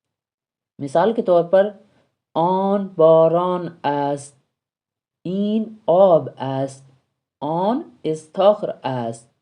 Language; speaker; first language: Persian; non-native, fluent; Urdu